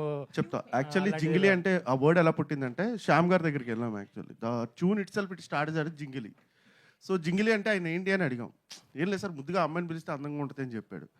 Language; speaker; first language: Telugu; native; Telugu